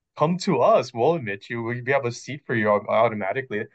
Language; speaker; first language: English; native; English